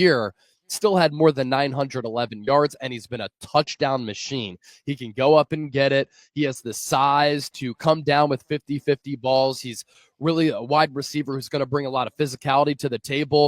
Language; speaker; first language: English; native; English